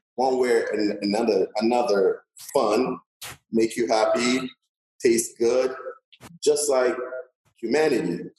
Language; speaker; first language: English; non-native, local second language; Yoruba